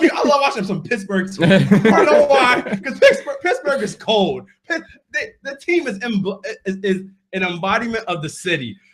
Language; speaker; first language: English; native; English